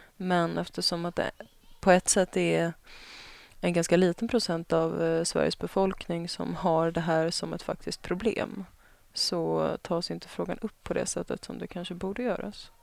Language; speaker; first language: Swedish; native; Swedish